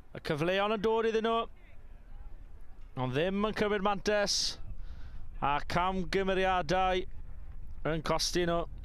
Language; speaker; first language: Welsh; native; Welsh